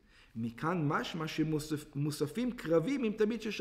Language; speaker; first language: Hebrew; non-native, fluent; English